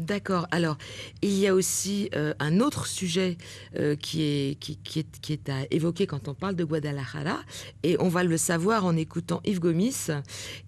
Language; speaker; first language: French; native; French